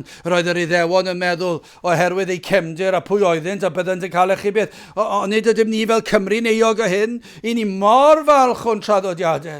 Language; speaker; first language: Welsh; native; Welsh